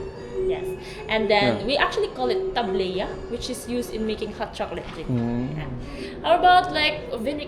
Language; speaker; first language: English; non-native, local second language; Filipino